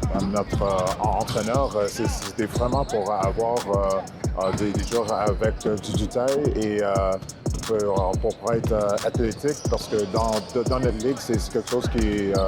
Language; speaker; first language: French; non-native, local second language; English